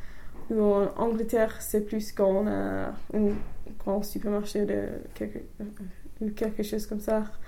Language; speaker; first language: French; non-native, fluent; English